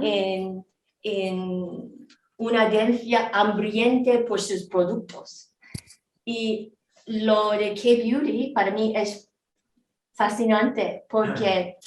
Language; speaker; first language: Spanish; non-native, fluent; Korean